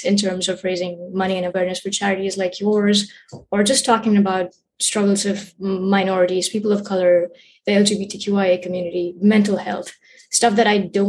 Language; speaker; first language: English; non-native, local second language; Hindi